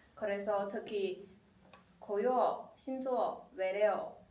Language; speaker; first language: Korean; non-native, fluent; Chinese